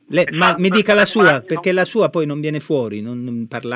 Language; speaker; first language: Italian; native; Italian